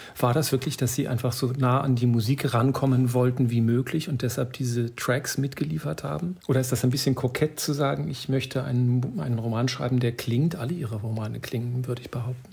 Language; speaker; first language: German; native; German